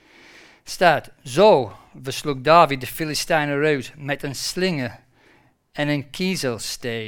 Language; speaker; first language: Dutch; non-native, fluent; English